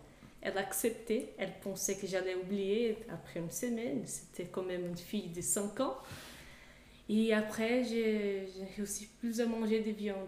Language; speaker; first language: French; non-native, fluent; Portuguese